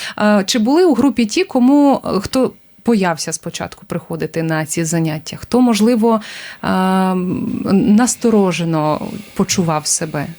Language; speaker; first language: Ukrainian; native; Ukrainian